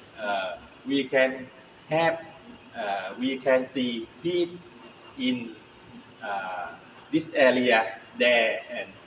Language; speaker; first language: English; non-native, learner; Thai